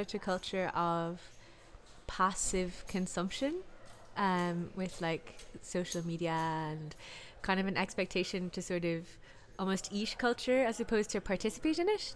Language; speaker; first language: English; native; English